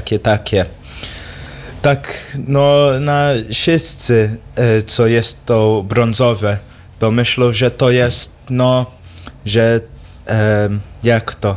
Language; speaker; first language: Polish; early bilingual, heritage; English